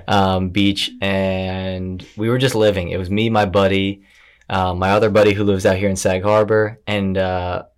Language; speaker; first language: English; native; English